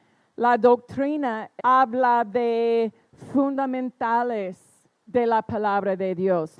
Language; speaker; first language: Spanish; non-native, fluent; English